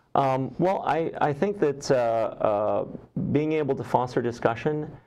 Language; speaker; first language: English; native; English